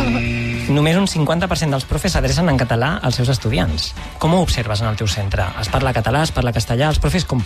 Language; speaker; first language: Catalan; native; Catalan